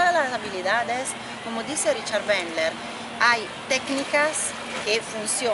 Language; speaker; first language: Spanish; non-native, fluent; Italian